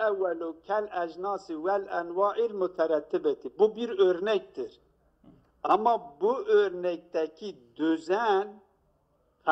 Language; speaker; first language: Turkish; native; Turkish